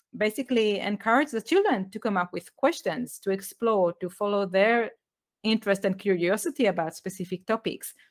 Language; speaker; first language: English; non-native, fluent; Hebrew